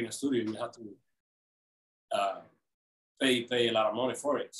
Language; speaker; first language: English; non-native, fluent; Spanish